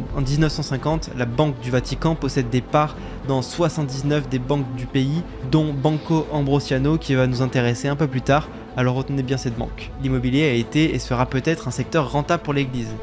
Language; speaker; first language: French; native; French